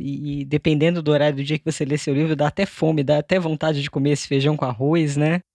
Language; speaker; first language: Portuguese; native; Portuguese